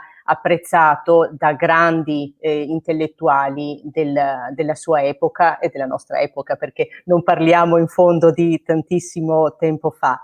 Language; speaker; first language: Italian; native; Italian